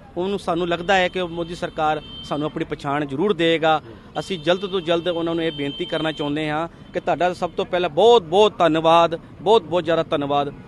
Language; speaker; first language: Punjabi; early bilingual, heritage; Punjabi